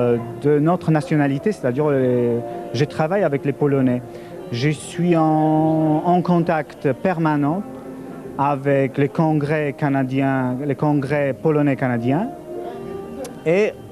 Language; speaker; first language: French; non-native, fluent; Polish